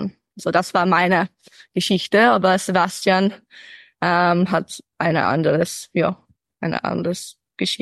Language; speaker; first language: German; early bilingual, heritage; English